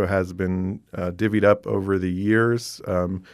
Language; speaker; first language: English; native; English